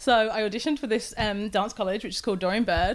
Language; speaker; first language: English; native; English